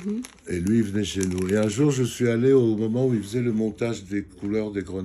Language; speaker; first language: French; non-native, fluent; Georgian